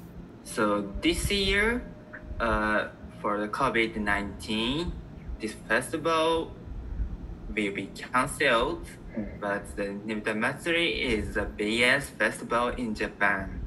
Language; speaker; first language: English; non-native, learner; Japanese